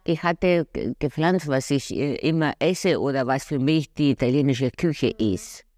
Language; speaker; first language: German; non-native, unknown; Spanish